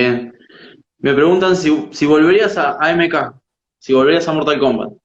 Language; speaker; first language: Spanish; native; Spanish